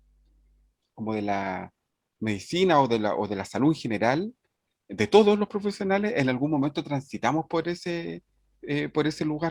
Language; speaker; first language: Spanish; native; Spanish